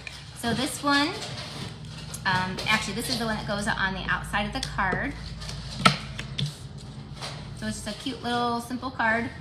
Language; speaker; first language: English; native; English